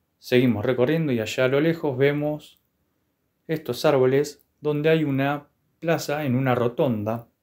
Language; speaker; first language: Spanish; native; Spanish